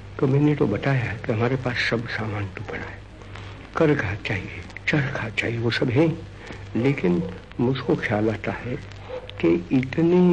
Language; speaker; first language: Hindi; non-native, local second language; Gujarati